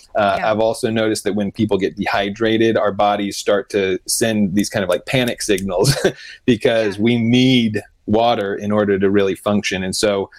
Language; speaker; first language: English; native; English